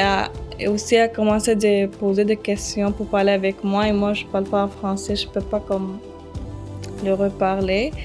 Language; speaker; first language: French; early bilingual, other home language; Arabic